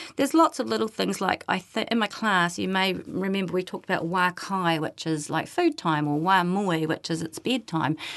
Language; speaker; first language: English; native; English